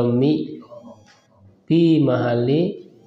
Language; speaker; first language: Arabic; non-native, fluent; Indonesian